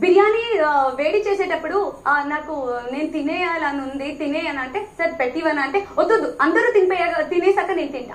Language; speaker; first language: Telugu; native; Telugu